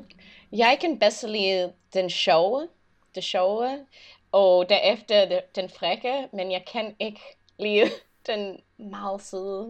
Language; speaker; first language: Danish; non-native, learner; English